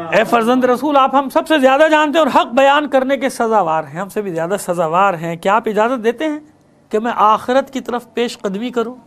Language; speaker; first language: Urdu; native; Urdu